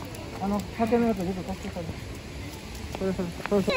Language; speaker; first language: Japanese; native; Japanese